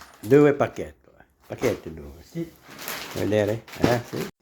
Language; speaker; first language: Italian; non-native, learner; Filipino